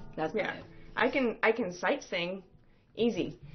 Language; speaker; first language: English; native; English